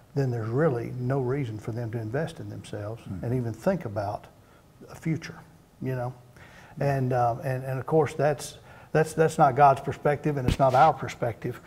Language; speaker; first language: English; native; English